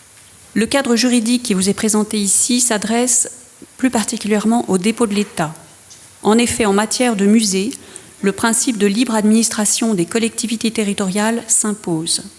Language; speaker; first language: French; native; French